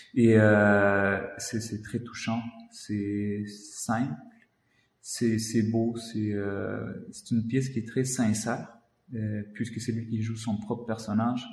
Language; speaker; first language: French; non-native, fluent; Spanish